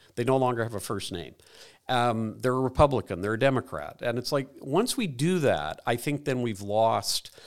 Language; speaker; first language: English; native; English